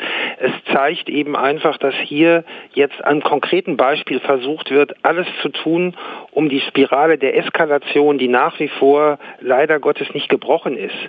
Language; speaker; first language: German; native; German